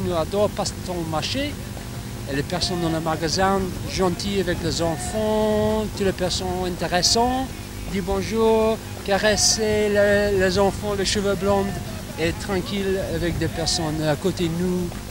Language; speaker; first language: French; non-native, learner; English